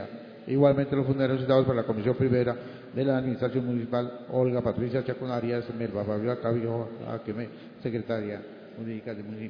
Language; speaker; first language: Spanish; native; Spanish